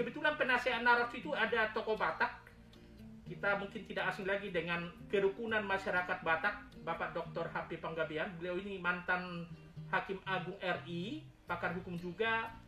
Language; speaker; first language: Indonesian; native; Indonesian